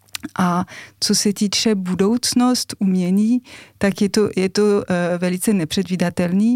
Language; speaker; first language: Czech; non-native, fluent; French